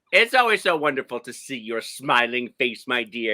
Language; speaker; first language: English; native; English